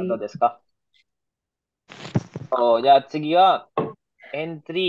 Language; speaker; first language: Japanese; non-native, fluent; Filipino